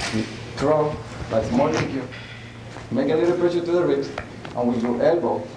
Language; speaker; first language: English; non-native, fluent; Spanish